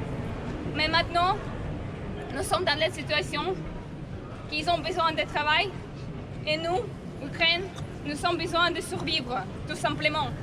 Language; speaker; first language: French; non-native, learner; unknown